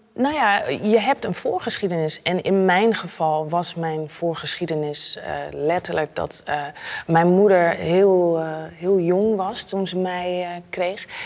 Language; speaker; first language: Dutch; native; Dutch